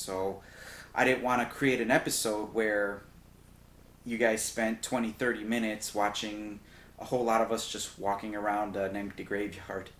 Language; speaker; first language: English; native; English